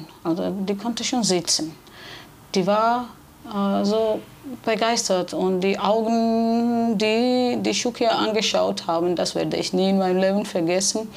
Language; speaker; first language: German; non-native, fluent; Georgian